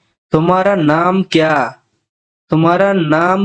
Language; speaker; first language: Hindi; non-native, fluent; Bangla